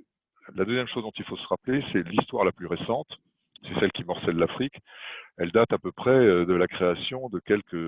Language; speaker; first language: French; native; French